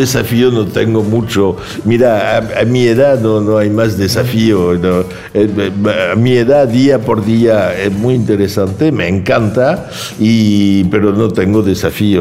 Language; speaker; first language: Spanish; non-native, fluent; French